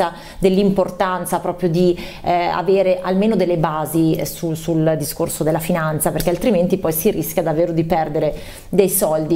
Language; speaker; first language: Italian; native; Italian